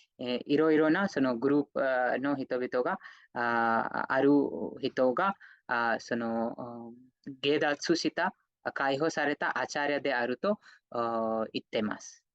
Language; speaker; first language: Japanese; non-native, fluent; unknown